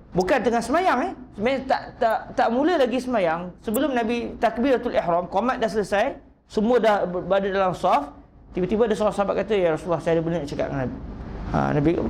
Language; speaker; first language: Malay; native; Malay